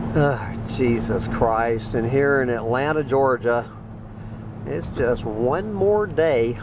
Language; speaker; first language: English; native; English